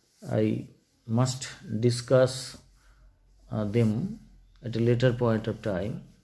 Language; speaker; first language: English; non-native, local second language; Bangla